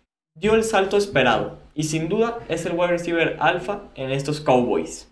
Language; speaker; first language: Spanish; native; Spanish